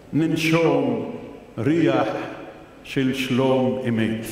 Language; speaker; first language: Hebrew; non-native, local second language; Arabic